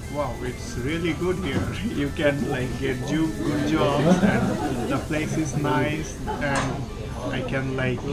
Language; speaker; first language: English; non-native, local second language; Bangla